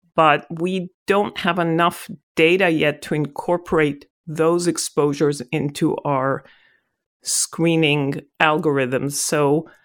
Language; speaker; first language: English; non-native, fluent; Hebrew